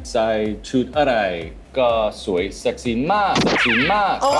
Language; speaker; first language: Thai; non-native, learner; English